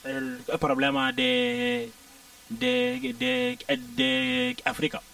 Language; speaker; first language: Spanish; non-native, learner; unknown